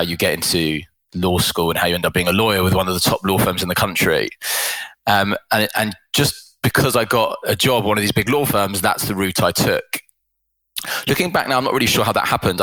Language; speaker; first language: English; native; English